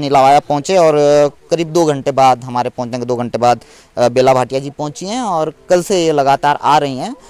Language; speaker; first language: Hindi; native; Hindi